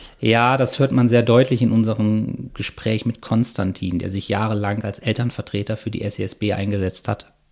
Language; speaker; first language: German; native; German